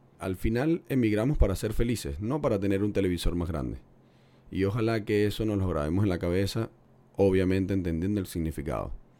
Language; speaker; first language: Spanish; native; Spanish